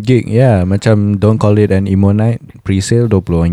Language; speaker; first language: English; non-native, local second language; Malay